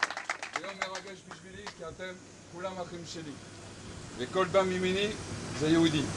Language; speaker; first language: Hebrew; non-native, fluent; French